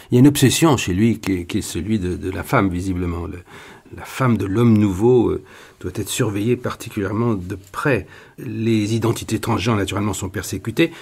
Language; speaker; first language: French; native; French